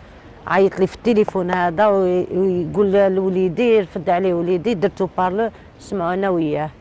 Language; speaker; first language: Arabic; native; Arabic